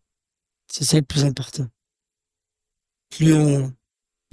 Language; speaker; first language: French; native; French